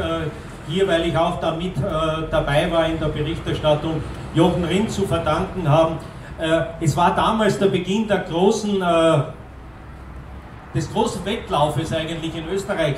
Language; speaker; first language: German; native; German